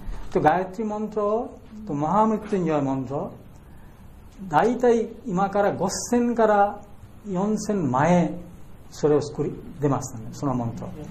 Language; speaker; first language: Japanese; non-native, fluent; Bangla